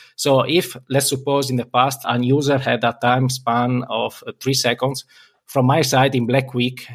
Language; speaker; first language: English; non-native, fluent; Italian